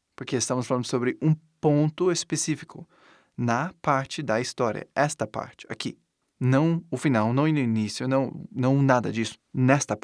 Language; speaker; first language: Portuguese; non-native, fluent; English